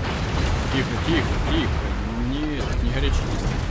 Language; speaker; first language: Russian; native; Russian